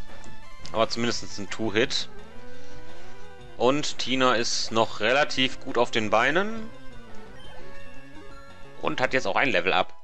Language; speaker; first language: German; native; German